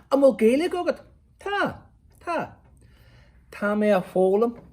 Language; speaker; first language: Irish; non-native, local second language; English